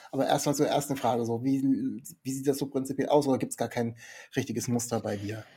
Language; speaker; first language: German; native; German